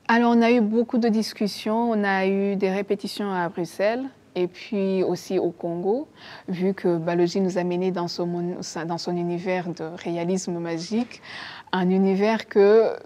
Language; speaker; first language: French; non-native, local second language; Kinyarwanda